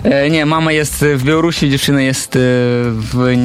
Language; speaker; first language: Polish; non-native, learner; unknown